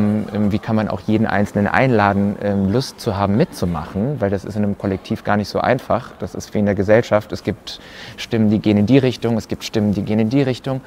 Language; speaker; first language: German; native; German